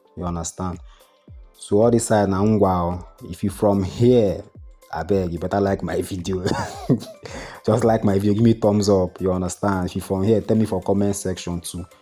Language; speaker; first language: Nigerian Pidgin; non-native, local second language; Igbo